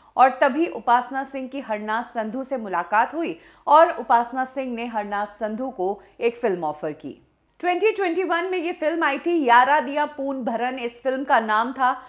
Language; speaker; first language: Hindi; native; Hindi